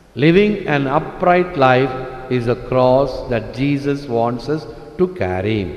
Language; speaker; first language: English; non-native, local second language; Tamil